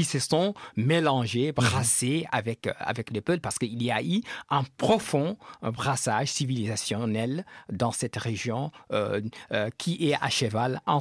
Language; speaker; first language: French; non-native, local second language; Fula